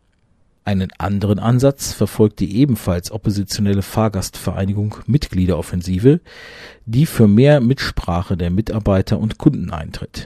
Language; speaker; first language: German; native; German